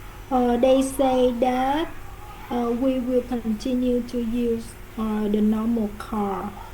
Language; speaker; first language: English; non-native, learner; Vietnamese